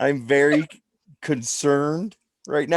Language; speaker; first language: English; native; English